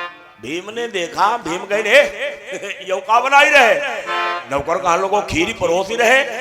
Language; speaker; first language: Hindi; native; Hindi